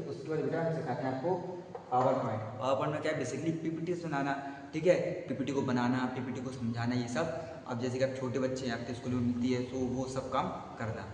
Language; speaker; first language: Hindi; native; Hindi